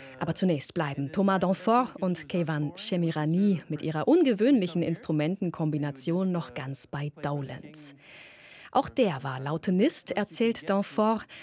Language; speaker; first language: German; native; German